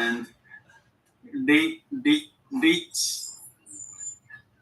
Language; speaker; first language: English; non-native, learner; Japanese